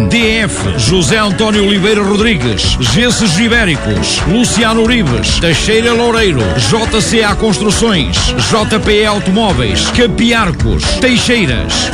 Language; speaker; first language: Portuguese; native; Portuguese